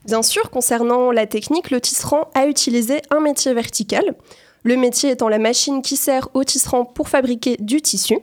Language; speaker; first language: French; native; French